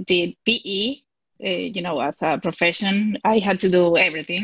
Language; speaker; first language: English; non-native, fluent; Spanish